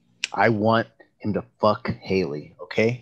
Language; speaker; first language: English; native; English